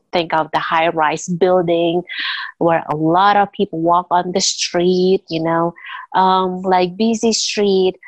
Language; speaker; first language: English; non-native, fluent; Indonesian